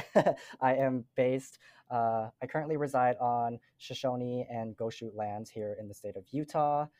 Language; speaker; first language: English; native; English